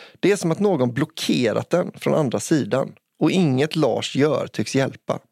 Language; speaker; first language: Swedish; native; Swedish